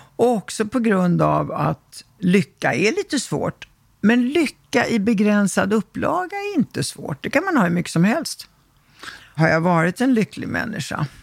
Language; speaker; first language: Swedish; early bilingual, other home language; Italian